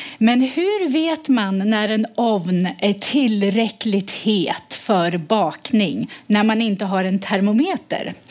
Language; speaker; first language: Swedish; native; Swedish